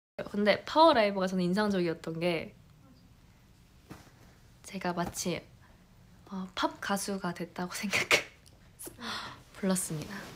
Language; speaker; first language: Korean; native; Korean